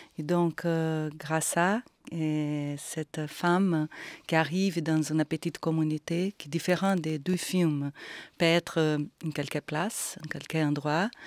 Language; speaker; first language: French; non-native, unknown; Portuguese